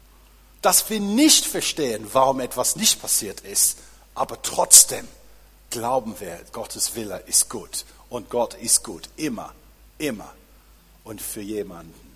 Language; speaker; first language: German; non-native, fluent; English